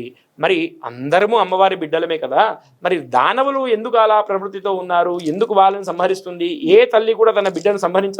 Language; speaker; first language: Telugu; native; Telugu